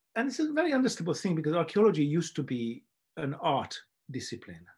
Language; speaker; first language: English; non-native, fluent; Hungarian